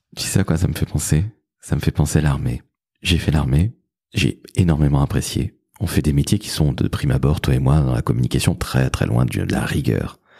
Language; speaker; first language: French; native; French